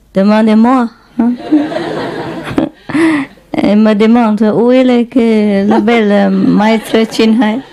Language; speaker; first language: French; non-native, learner; Vietnamese